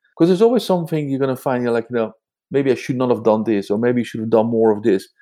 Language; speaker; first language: English; non-native, fluent; Dutch